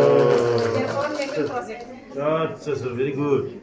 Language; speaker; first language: English; non-native, local second language; Bodo